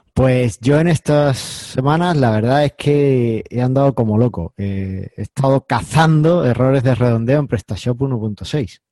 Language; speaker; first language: Spanish; native; Spanish